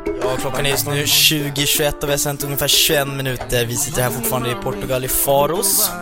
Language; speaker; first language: Swedish; native; Swedish